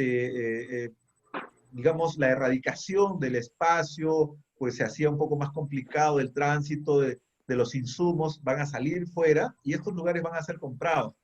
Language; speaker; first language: Spanish; native; Spanish